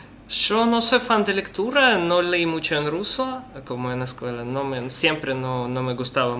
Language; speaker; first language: Spanish; non-native, learner; Russian